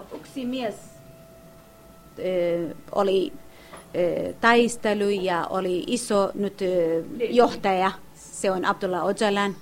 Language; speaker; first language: Finnish; non-native, learner; Kurdish